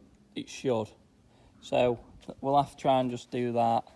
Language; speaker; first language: English; native; English